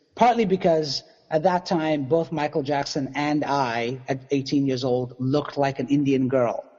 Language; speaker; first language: English; native; English